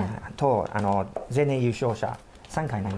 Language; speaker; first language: Japanese; non-native, fluent; English